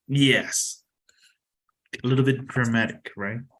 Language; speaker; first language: English; non-native, fluent; Spanish